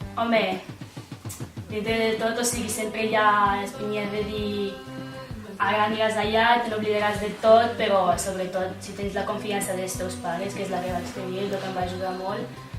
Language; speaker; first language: Catalan; early bilingual, other home language; Arabic